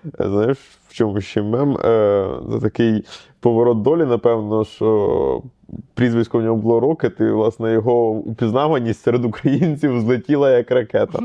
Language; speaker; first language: Ukrainian; native; Ukrainian